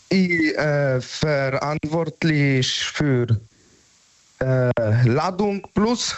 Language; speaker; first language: German; non-native, learner; Polish